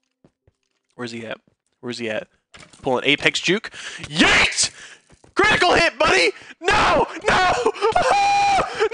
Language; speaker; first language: English; native; English